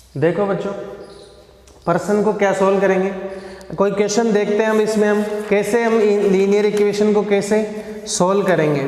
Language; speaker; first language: Hindi; native; Hindi